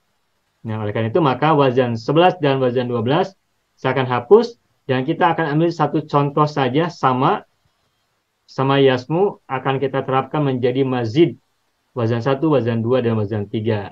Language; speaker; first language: Indonesian; native; Indonesian